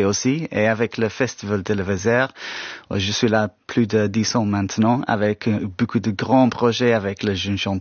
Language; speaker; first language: French; non-native, learner; English